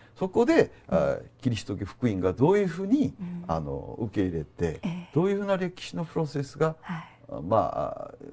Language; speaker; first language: Japanese; non-native, fluent; Korean